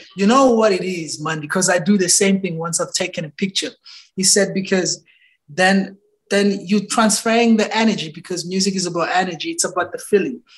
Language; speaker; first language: English; non-native, local second language; Xhosa